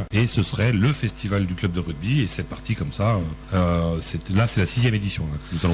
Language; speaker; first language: French; native; French